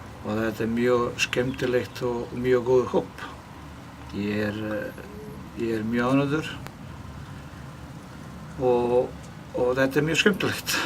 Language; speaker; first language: Icelandic; non-native, learner; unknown